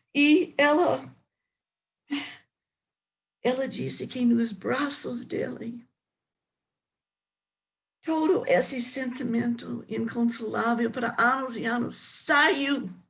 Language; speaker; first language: Portuguese; non-native, learner; English